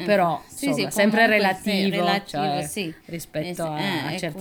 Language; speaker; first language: Italian; native; Italian